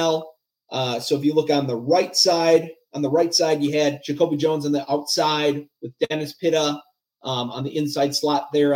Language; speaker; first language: English; native; English